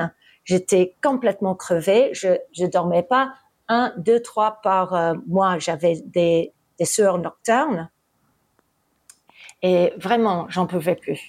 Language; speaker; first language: French; early bilingual, heritage; English